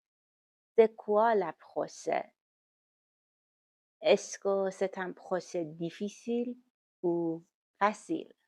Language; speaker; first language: French; non-native, learner; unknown